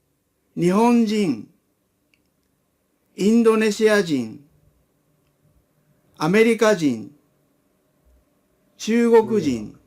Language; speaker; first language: Japanese; non-native, learner; Indonesian